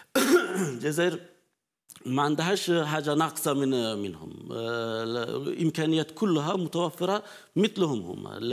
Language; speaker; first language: Arabic; non-native, fluent; Turkish